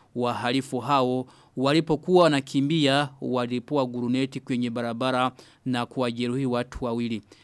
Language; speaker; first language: Swahili; non-native, local second language; Rundi